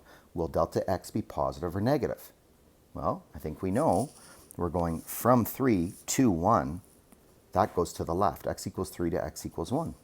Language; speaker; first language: English; native; English